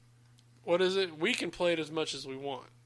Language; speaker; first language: English; native; English